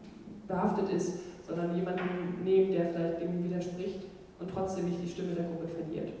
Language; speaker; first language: German; native; German